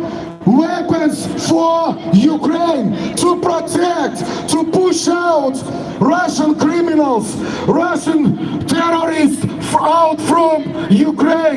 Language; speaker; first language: English; non-native, fluent; Ukrainian